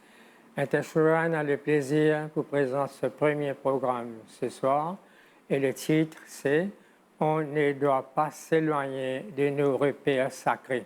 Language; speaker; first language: French; non-native, local second language; Morisyen